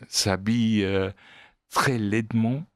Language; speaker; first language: French; non-native, fluent; English